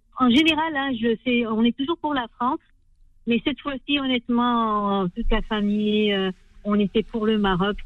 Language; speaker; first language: French; early bilingual, other home language; Arabic